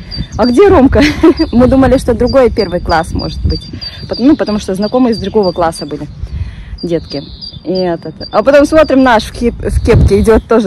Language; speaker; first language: Russian; native; Russian